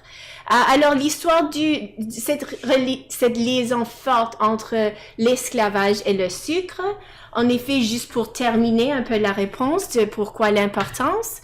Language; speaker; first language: French; non-native, fluent; English